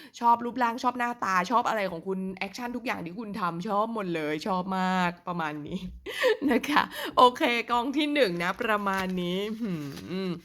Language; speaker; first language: Thai; native; Thai